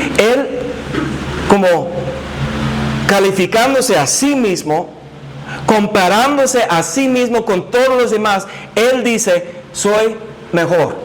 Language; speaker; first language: Spanish; non-native, fluent; English